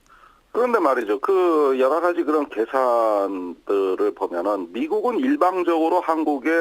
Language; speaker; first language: Korean; native; Korean